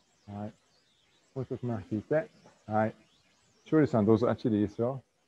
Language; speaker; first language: Japanese; non-native, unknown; English